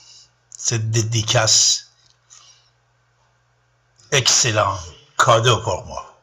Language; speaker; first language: French; non-native, fluent; Persian